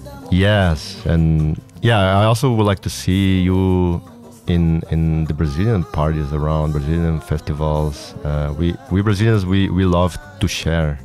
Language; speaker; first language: English; non-native, fluent; Portuguese